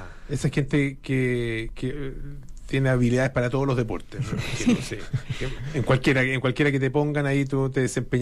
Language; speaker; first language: Spanish; native; Spanish